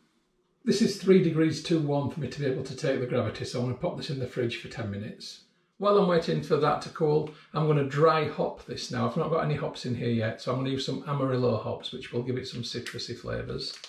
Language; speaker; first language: English; native; English